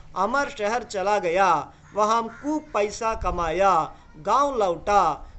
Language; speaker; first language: Hindi; non-native, local second language; Telugu